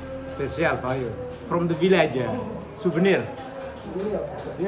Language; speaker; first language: English; non-native, learner; Indonesian